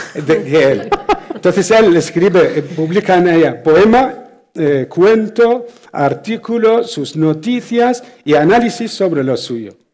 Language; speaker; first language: Spanish; non-native, fluent; Arabic